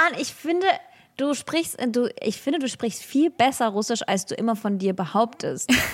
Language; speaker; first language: German; early bilingual, other home language; Russian